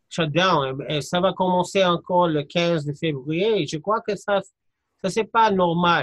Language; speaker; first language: French; non-native, fluent; English